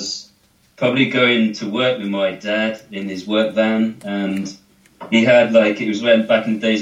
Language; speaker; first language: English; native; English